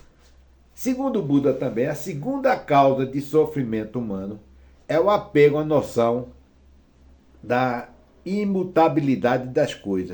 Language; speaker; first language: Portuguese; native; Portuguese